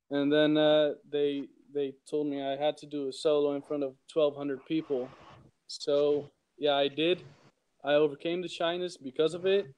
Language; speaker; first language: English; early bilingual, heritage; English